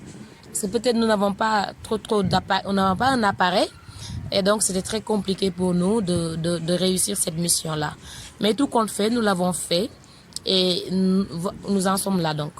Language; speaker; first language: French; non-native, local second language; Wolof